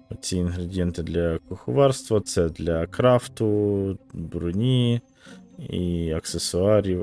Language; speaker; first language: Ukrainian; native; Ukrainian